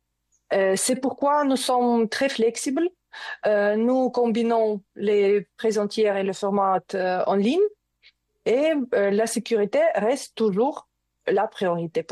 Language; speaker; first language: French; non-native, learner; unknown